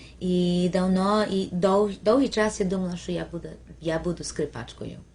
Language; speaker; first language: Ukrainian; early bilingual, heritage; Ukrainian